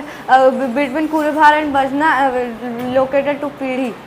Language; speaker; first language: English; non-native, learner; Hindi